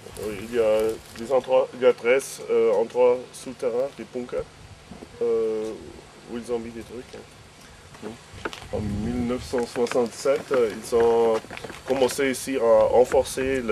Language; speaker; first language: French; non-native, fluent; German